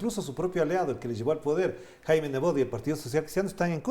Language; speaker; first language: Spanish; native; Spanish